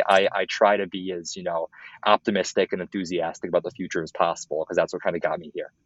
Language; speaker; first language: English; native; English